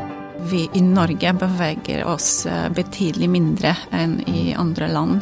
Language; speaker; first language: Norwegian; non-native, fluent; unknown